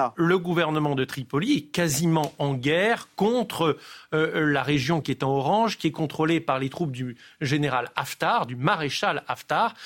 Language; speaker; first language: French; native; French